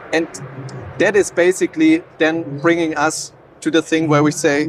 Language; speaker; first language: English; non-native, fluent; German